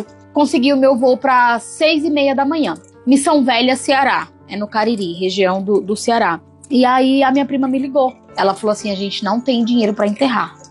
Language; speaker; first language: Portuguese; native; Portuguese